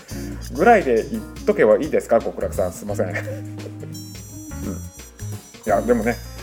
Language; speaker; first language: Japanese; native; Japanese